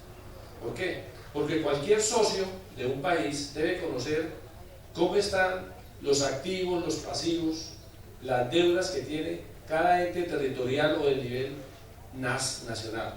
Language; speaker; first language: Spanish; native; Spanish